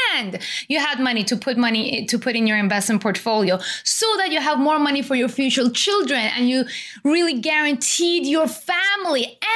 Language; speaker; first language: English; non-native, fluent; Persian